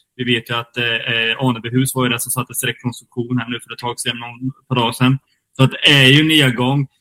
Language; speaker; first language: Swedish; native; Swedish